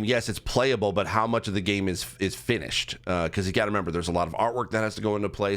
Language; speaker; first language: English; native; English